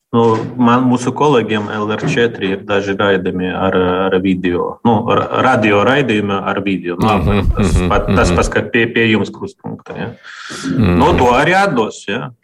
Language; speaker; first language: Latvian; non-native, local second language; Russian